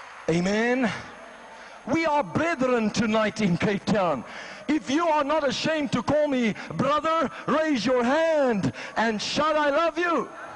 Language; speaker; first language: English; non-native, local second language; Afrikaans